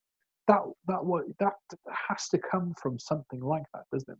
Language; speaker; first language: English; native; English